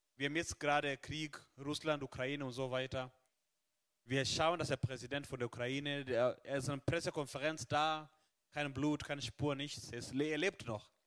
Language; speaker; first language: German; non-native, fluent; Swahili